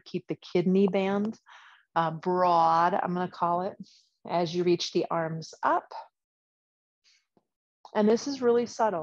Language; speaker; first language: English; native; English